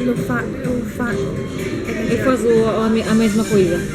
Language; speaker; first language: Portuguese; non-native, learner; Russian